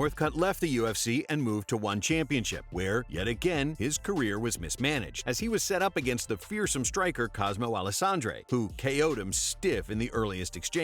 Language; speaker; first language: English; native; English